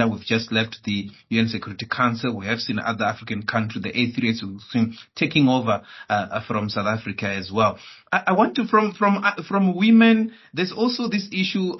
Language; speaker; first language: English; non-native, local second language; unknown